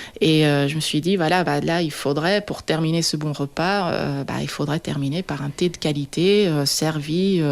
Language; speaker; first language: French; non-native, fluent; Dutch